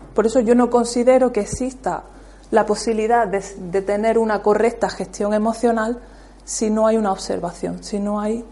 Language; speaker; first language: Spanish; native; Spanish